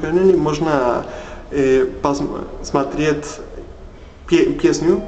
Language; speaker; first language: Russian; non-native, learner; Spanish